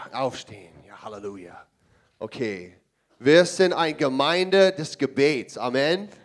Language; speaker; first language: German; non-native, learner; English